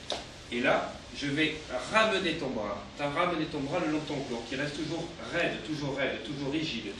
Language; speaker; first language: French; native; French